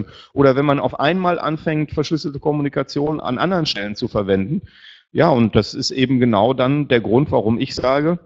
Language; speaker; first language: German; native; German